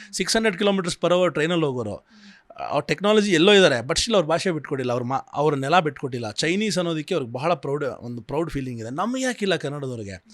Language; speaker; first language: Kannada; native; Kannada